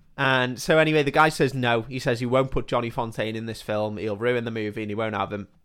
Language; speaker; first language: English; native; English